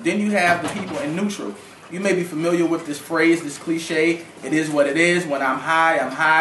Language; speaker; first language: English; native; English